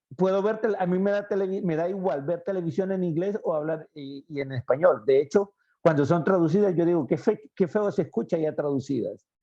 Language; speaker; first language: Spanish; native; Spanish